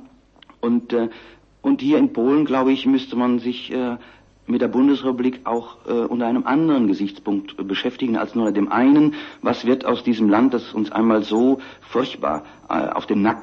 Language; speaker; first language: German; native; German